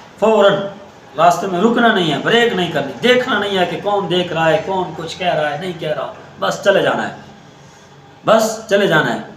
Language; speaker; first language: Urdu; non-native, local second language; Saraiki